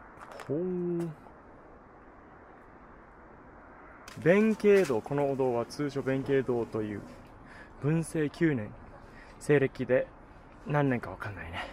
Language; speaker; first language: Japanese; native; Japanese